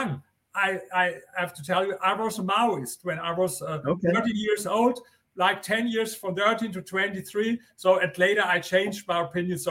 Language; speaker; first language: English; non-native, fluent; German